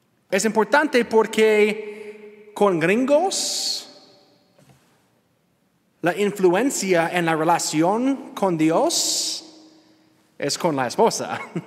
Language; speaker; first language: Spanish; non-native, learner; English